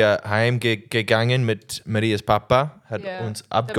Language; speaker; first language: German; non-native, learner; English